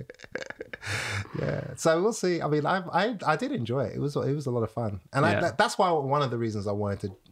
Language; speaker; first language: English; native; English